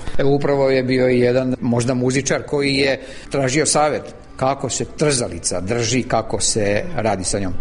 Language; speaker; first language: Serbian; early bilingual, heritage; Serbian